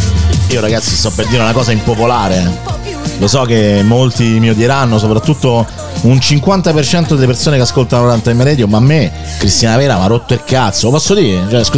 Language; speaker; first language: Italian; native; Italian